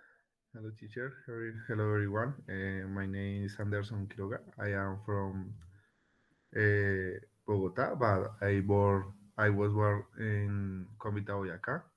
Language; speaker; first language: English; non-native, learner; Spanish